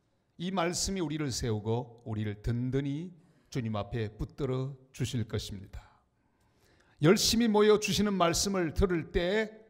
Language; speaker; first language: Korean; native; Korean